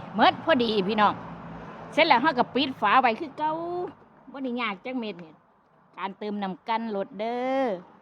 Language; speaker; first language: Thai; native; Thai